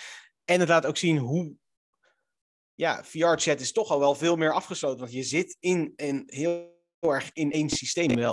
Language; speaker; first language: Dutch; native; Dutch